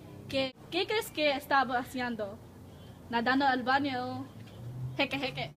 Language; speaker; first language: Spanish; non-native, learner; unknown